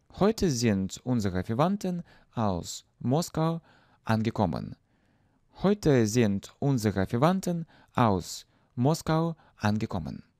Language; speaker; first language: German; non-native, fluent; Russian